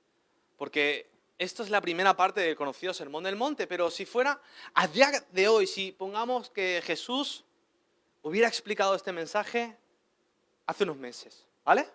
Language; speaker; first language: Spanish; native; Spanish